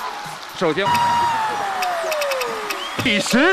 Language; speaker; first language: Chinese; native; Chinese